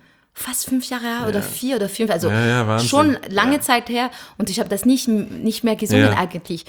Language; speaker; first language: German; non-native, fluent; French